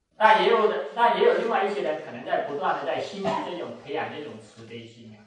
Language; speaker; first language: Chinese; native; Chinese